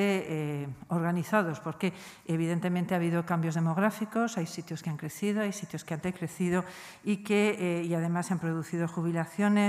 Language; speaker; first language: Spanish; native; Spanish